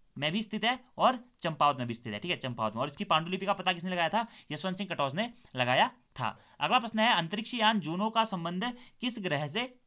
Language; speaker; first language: Hindi; native; Hindi